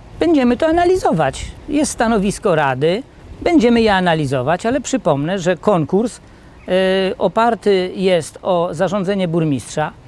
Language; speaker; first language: Polish; native; Polish